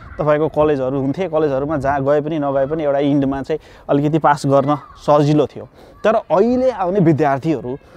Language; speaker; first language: Nepali; native; Nepali